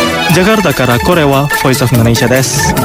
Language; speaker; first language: Japanese; non-native, fluent; Indonesian